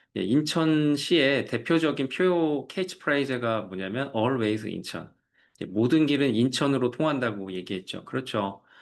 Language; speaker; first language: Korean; native; Korean